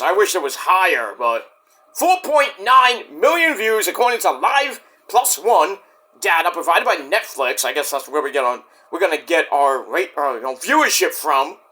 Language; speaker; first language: English; native; English